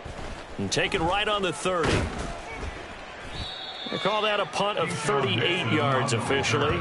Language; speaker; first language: English; native; English